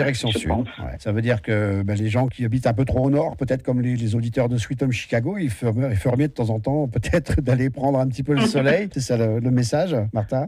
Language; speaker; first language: French; native; French